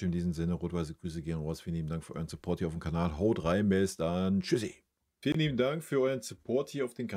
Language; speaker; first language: German; native; German